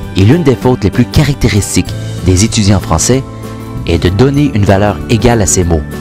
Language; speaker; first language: French; native; French